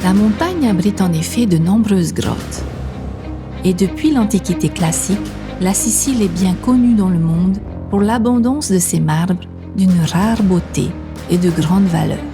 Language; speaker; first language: French; native; French